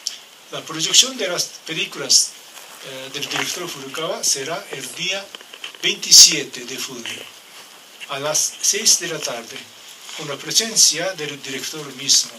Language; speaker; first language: Spanish; non-native, learner; Japanese